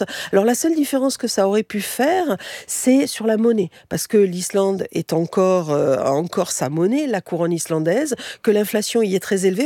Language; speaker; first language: French; native; French